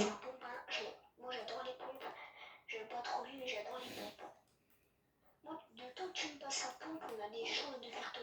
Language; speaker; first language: French; native; French